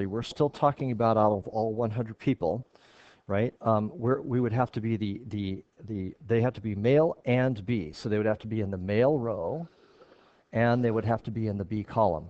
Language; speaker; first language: English; native; English